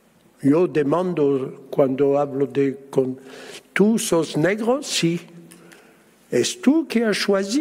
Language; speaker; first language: Spanish; early bilingual, heritage; Spanish